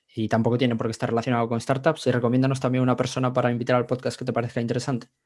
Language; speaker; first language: Spanish; native; Spanish